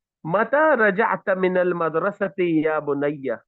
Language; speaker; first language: Arabic; non-native, fluent; Hindi